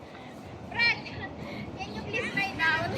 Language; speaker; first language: English; non-native, local second language; Filipino